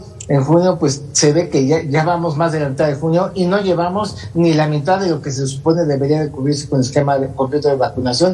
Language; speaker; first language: Spanish; native; Spanish